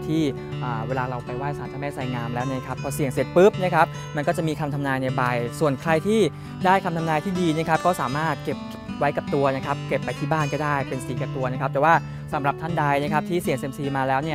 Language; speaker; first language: Thai; native; Thai